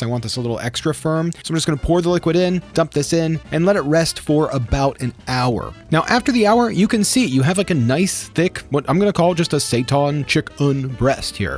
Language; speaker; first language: English; native; English